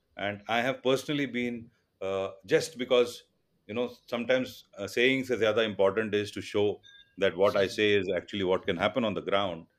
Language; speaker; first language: English; non-native, local second language; Tulu